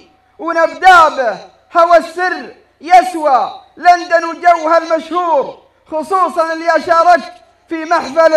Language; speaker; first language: Arabic; native; Arabic